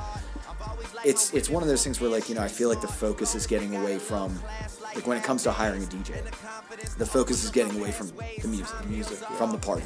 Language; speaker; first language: English; native; English